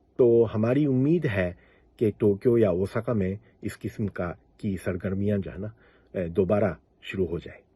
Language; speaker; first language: Urdu; non-native, fluent; Japanese